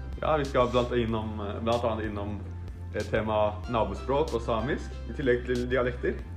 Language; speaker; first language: Norwegian; native; Norwegian